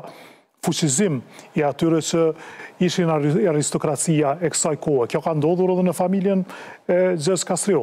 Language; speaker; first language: Albanian; native; Albanian